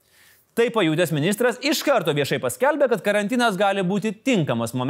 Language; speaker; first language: Lithuanian; native; Lithuanian